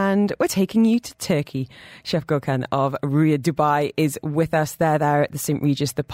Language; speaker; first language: English; native; English